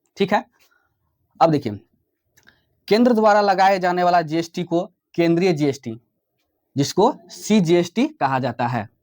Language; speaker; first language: Hindi; native; Hindi